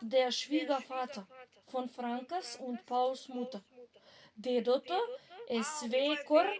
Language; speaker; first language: German; non-native, fluent; Macedonian